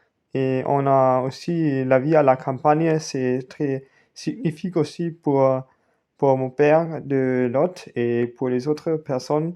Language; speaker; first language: French; non-native, learner; German